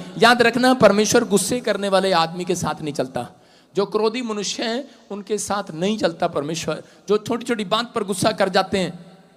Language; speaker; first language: Hindi; non-native, local second language; Punjabi